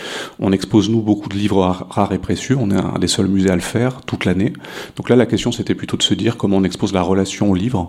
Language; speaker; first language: French; native; French